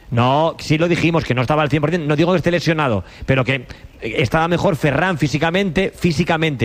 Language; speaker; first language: Spanish; native; Spanish